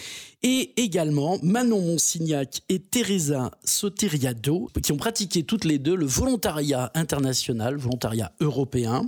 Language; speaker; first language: French; native; French